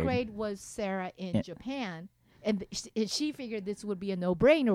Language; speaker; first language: English; non-native, fluent; Japanese